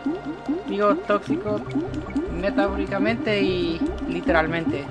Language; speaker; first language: Spanish; non-native, fluent; English